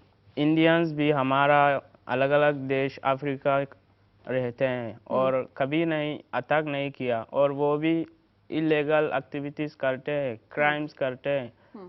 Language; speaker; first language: Hindi; non-native, learner; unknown